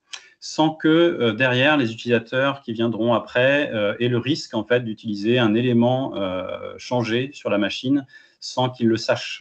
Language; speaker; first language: French; native; French